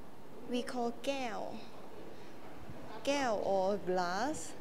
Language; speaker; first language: English; non-native, learner; Thai